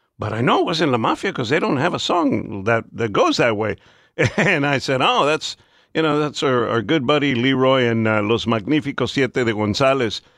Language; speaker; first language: English; early bilingual, other home language; Spanish